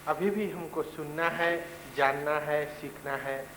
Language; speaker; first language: Hindi; non-native, local second language; Bangla